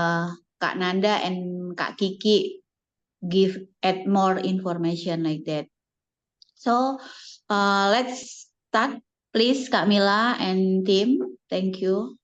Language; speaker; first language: English; non-native, learner; Indonesian